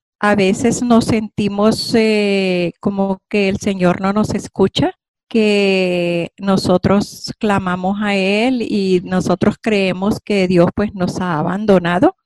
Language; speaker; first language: Spanish; native; Spanish